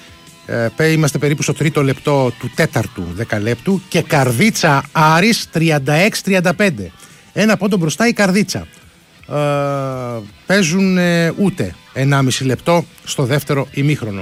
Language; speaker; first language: Greek; native; Greek